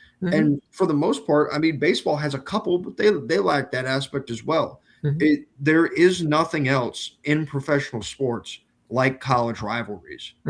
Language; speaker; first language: English; native; English